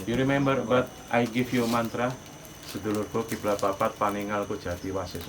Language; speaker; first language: English; non-native, learner; Indonesian